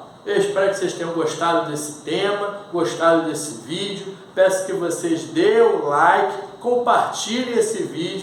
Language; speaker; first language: Portuguese; native; Portuguese